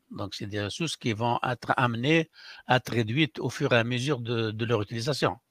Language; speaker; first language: French; non-native, local second language; Arabic